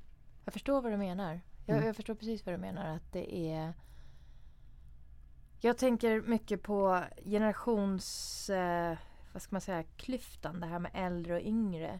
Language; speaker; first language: Swedish; early bilingual, other home language; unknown